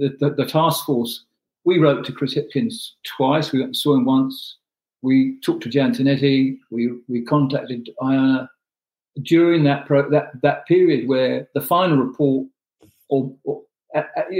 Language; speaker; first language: English; non-native, local second language; Urdu